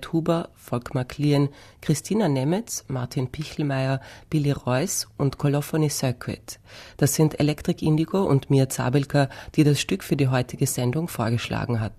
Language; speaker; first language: German; native; German